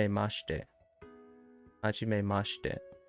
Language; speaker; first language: Japanese; non-native, learner; English